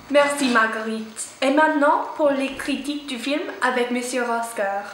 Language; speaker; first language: French; non-native, learner; English